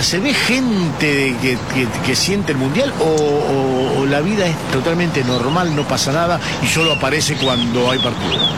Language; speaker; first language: Spanish; native; Spanish